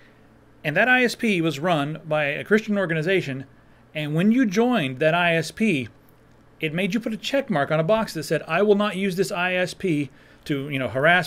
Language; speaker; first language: English; native; English